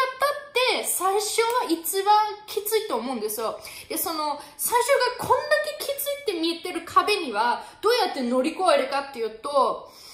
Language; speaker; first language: Japanese; non-native, fluent; German